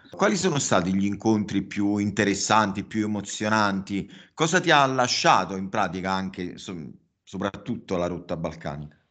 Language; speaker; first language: Italian; native; Italian